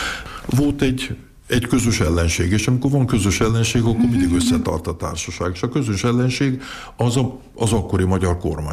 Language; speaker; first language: Hungarian; early bilingual, heritage; Hungarian